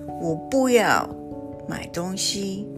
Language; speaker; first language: Chinese; non-native, fluent; English